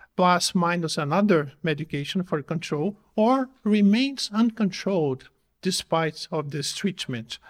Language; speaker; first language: English; non-native, fluent; Portuguese